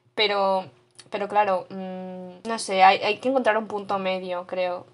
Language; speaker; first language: Spanish; native; Spanish